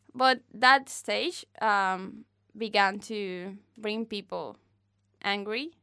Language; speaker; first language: English; non-native, fluent; Spanish